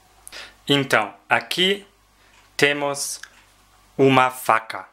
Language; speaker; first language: Portuguese; non-native, fluent; German